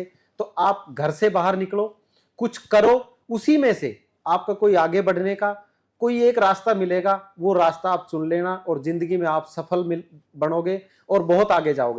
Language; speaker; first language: Hindi; native; Hindi